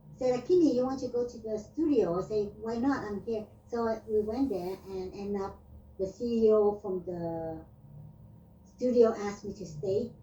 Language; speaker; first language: English; non-native, learner; Vietnamese